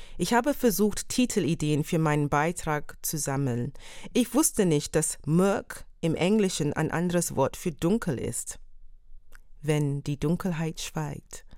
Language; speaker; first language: German; non-native, fluent; English